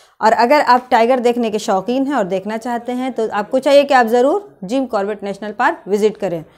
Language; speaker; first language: Hindi; native; Hindi